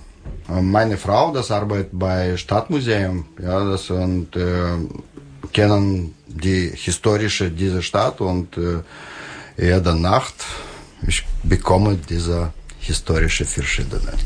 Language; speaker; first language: German; non-native, learner; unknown